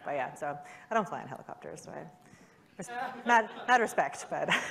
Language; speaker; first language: English; native; English